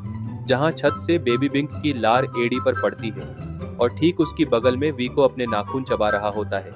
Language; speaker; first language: Hindi; native; Hindi